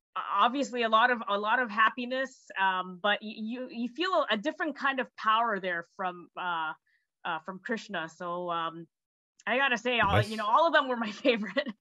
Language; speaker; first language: English; native; English